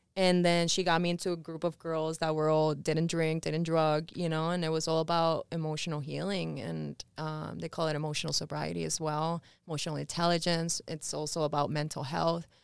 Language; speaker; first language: English; early bilingual, other home language; Spanish